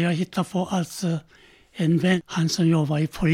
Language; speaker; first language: Swedish; non-native, learner; Korean